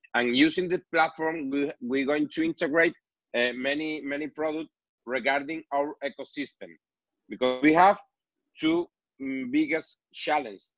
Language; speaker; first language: English; non-native, learner; Spanish